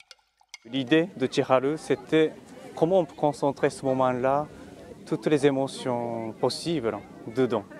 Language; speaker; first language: French; non-native, fluent; Japanese